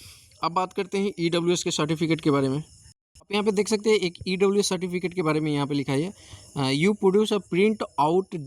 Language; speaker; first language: Hindi; native; Hindi